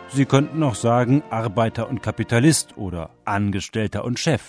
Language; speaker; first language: German; native; German